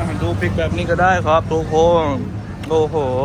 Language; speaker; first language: Thai; non-native, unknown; Punjabi